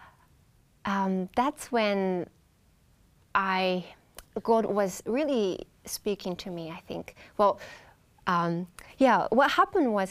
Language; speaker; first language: English; non-native, fluent; Japanese